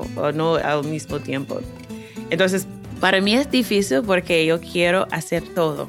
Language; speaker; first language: Spanish; non-native, fluent; English